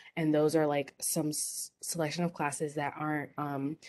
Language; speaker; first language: English; native; English